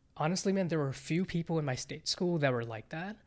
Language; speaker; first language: English; early bilingual, other home language; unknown